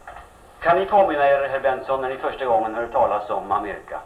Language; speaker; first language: Swedish; native; Swedish